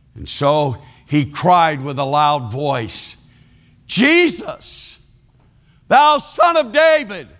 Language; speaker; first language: English; native; English